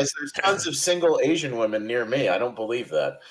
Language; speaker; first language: English; native; English